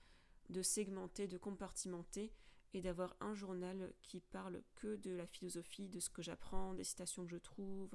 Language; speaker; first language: French; native; French